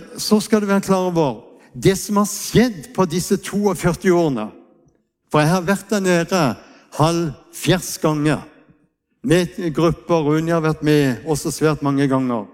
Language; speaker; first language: Norwegian; native; Norwegian